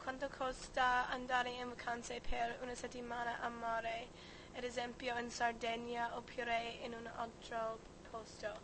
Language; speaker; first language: Italian; non-native, learner; English